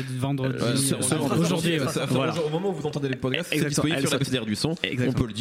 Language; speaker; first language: French; native; French